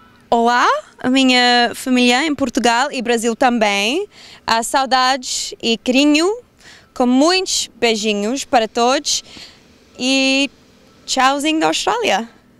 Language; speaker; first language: Portuguese; early bilingual, heritage; Portuguese